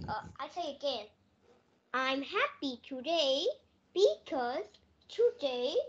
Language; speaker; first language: English; non-native, learner; Vietnamese